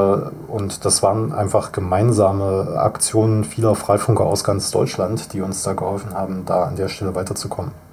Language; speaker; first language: German; native; German